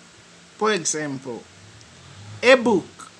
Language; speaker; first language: Portuguese; non-native, fluent; French